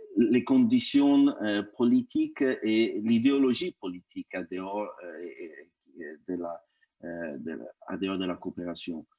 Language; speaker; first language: French; non-native, fluent; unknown